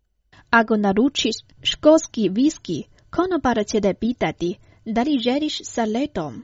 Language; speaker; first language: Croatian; non-native, fluent; Chinese